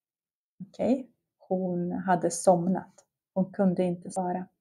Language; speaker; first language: Swedish; non-native, fluent; Russian